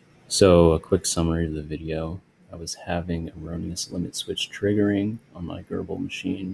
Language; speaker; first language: English; native; English